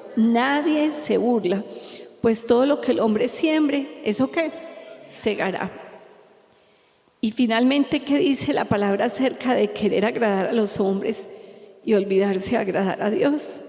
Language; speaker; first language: Spanish; native; Spanish